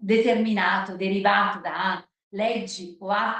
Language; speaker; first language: Italian; native; Italian